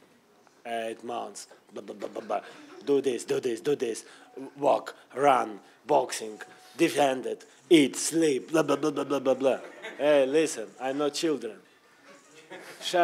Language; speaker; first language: English; non-native, learner; Russian